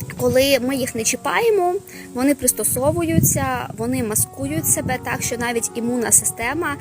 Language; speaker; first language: Ukrainian; non-native, local second language; Russian